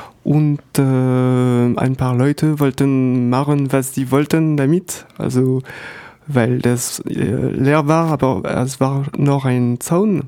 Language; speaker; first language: German; non-native, learner; French